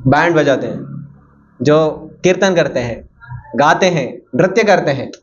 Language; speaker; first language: Hindi; non-native, local second language; Kannada